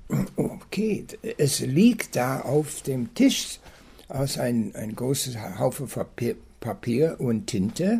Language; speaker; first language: German; non-native, fluent; English